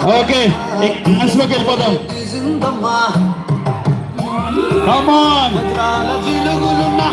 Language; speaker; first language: Telugu; native; Telugu